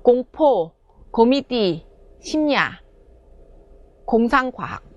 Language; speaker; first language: Korean; non-native, fluent; Vietnamese